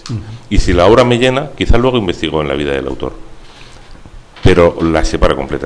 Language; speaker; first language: Spanish; native; Spanish